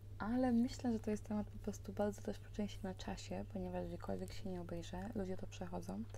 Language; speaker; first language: Polish; early bilingual, heritage; Polish